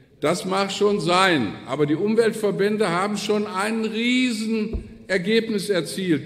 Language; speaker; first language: German; native; German